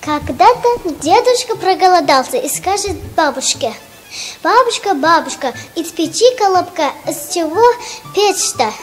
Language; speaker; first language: Russian; non-native, local second language; Tajik